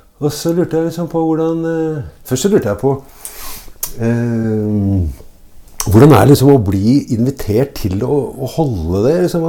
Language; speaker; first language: Norwegian; native; Norwegian